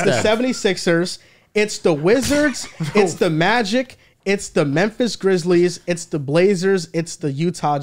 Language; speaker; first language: English; native; English